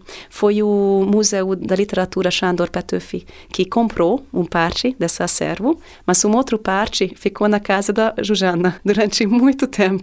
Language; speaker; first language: Portuguese; non-native, fluent; Hungarian